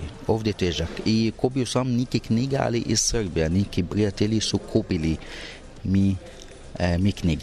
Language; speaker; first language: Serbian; non-native, learner; Arabic